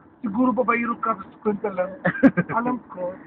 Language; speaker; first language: Filipino; non-native, learner; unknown